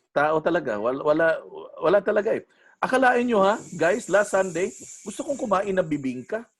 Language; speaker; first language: Filipino; non-native, local second language; Cebuano